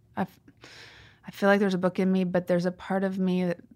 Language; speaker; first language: English; native; English